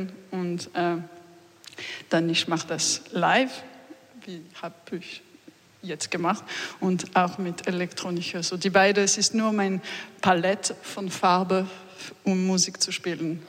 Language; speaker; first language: German; non-native, learner; French